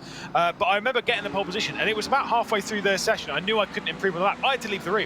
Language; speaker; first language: English; native; English